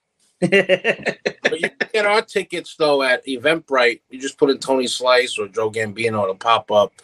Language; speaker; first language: English; early bilingual, other home language; Italian